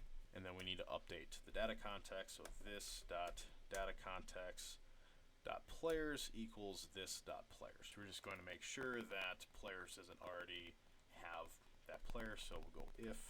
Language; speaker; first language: English; native; English